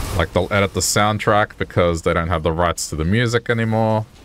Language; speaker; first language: English; native; English